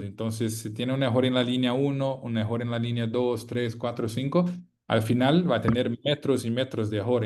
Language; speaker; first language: Spanish; non-native, fluent; Portuguese